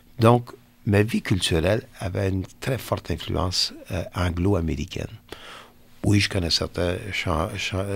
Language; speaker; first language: French; non-native, local second language; English